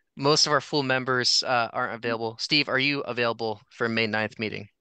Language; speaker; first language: English; native; English